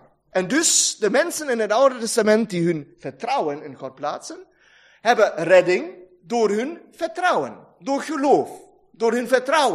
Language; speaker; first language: Dutch; non-native, fluent; German